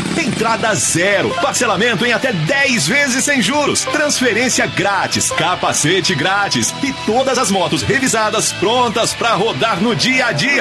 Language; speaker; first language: Portuguese; native; Portuguese